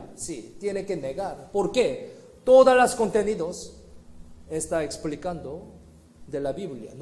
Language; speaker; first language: Spanish; non-native, fluent; Korean